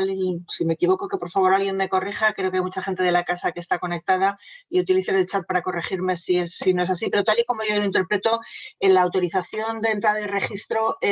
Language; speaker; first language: Spanish; native; Spanish